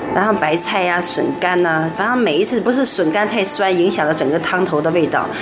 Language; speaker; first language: Chinese; native; Chinese